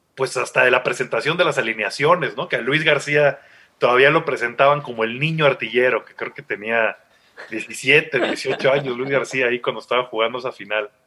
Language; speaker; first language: Spanish; native; Spanish